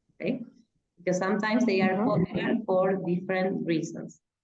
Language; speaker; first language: English; non-native, fluent; Spanish